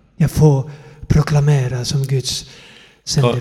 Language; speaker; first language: Swedish; non-native, fluent; Finnish